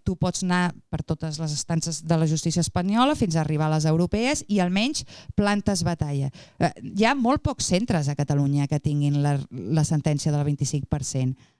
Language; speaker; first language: Catalan; native; Catalan